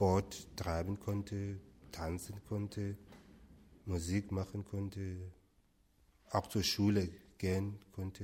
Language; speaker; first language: German; non-native, fluent; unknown